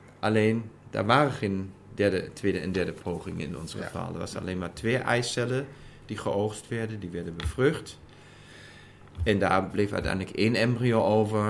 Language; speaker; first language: Dutch; non-native, fluent; German